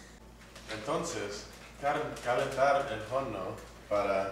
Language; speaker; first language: Spanish; non-native, learner; English